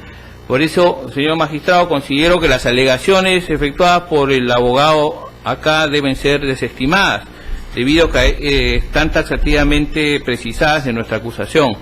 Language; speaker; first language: Spanish; native; Spanish